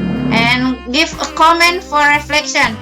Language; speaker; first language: English; non-native, learner; Indonesian